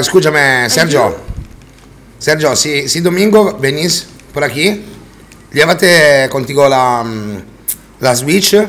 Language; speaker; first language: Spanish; non-native, fluent; Italian